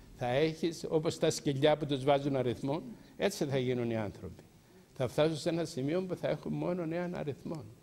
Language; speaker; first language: Greek; native; Greek